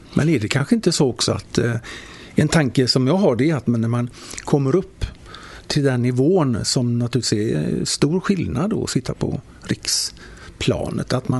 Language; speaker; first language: Swedish; native; Swedish